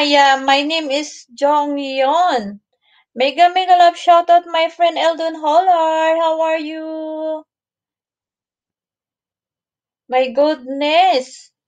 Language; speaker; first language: English; non-native, learner; Filipino